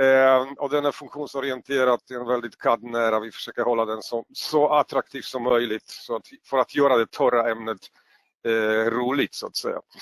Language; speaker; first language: Swedish; non-native, fluent; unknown